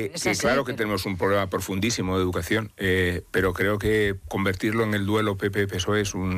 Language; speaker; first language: Spanish; native; Spanish